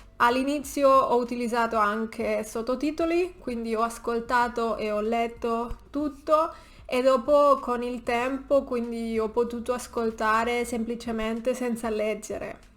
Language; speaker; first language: Italian; non-native, learner; Spanish